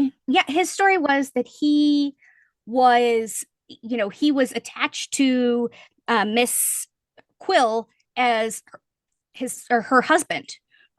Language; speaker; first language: English; native; English